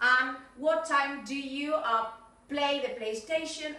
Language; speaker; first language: English; non-native, fluent; Spanish